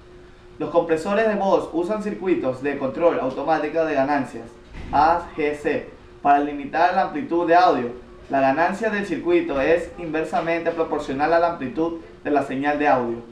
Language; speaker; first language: Spanish; native; Spanish